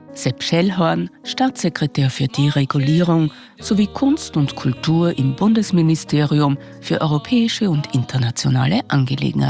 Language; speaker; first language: German; native; German